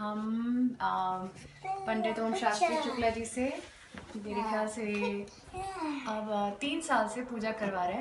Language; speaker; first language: Hindi; native; Hindi